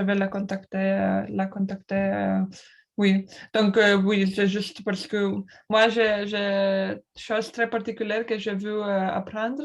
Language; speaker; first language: French; non-native, learner; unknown